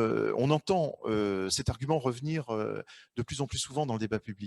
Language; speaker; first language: French; native; French